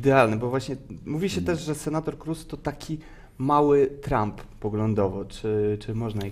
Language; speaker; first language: Polish; native; Polish